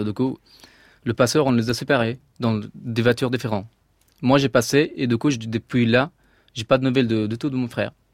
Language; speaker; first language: French; non-native, fluent; Persian